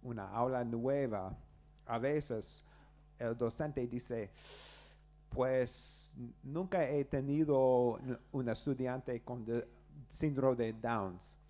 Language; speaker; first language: Spanish; non-native, learner; English